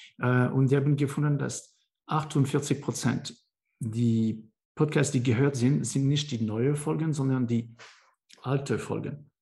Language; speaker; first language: German; non-native, learner; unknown